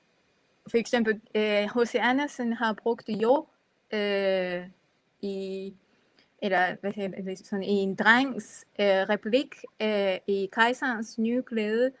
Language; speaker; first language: Danish; non-native, fluent; Japanese